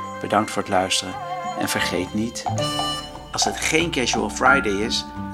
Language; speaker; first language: Dutch; native; Dutch